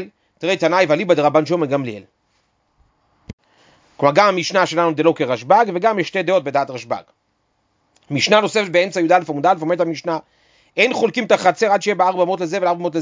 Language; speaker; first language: Hebrew; native; Hebrew